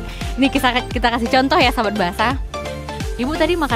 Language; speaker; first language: Indonesian; native; Indonesian